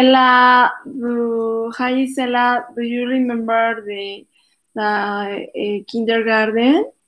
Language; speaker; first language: English; non-native, learner; Spanish